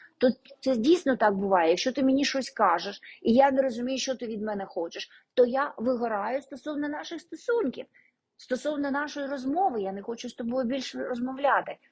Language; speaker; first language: Ukrainian; non-native, local second language; Russian